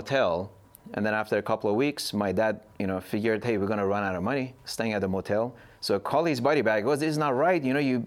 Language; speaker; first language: English; non-native, fluent; Persian